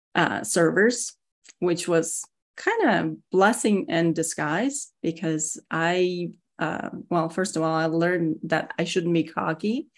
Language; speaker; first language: English; non-native, fluent; Russian